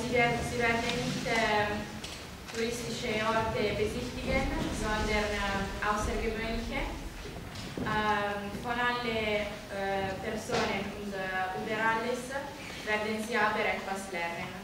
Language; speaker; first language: German; non-native, learner; Italian